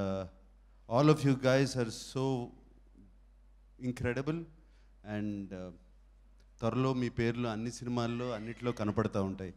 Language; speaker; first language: Telugu; native; Telugu